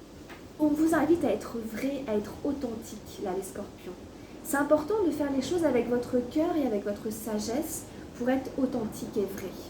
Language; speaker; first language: French; native; French